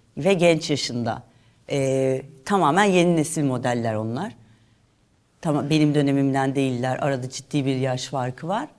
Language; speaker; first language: Turkish; native; Turkish